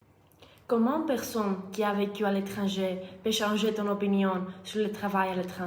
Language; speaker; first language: French; non-native, fluent; Greek